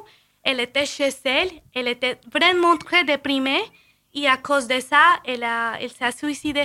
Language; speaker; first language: French; non-native, fluent; Spanish